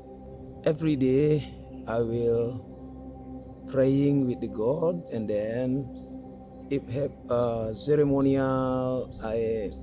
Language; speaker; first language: English; non-native, learner; Balinese